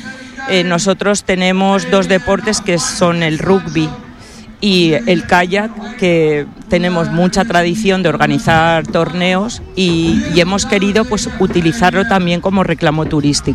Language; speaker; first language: Spanish; native; Spanish